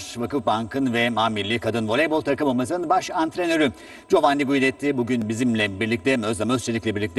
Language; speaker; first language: Turkish; native; Turkish